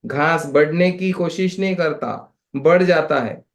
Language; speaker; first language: Hindi; non-native, local second language; Marathi